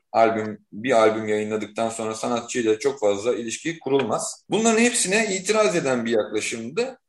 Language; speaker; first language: Turkish; native; Turkish